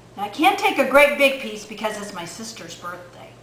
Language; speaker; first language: English; native; English